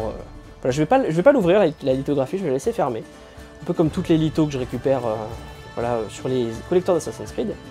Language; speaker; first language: French; native; French